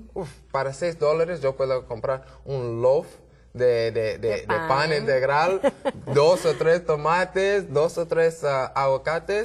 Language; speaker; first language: Spanish; non-native, learner; English